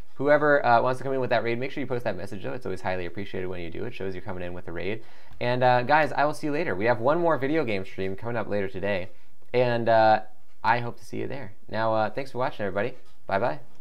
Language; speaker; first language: English; native; English